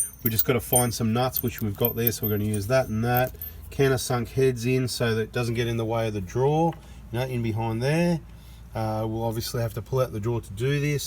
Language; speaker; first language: English; native; English